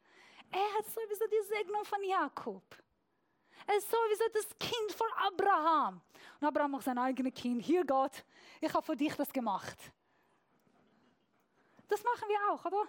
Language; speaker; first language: German; non-native, fluent; Persian